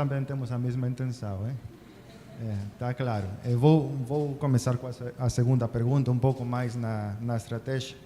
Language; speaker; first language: Portuguese; non-native, fluent; Spanish